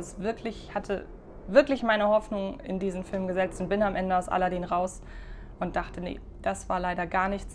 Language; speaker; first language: German; native; German